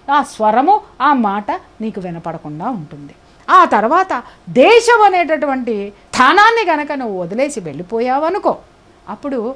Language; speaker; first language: Telugu; native; Telugu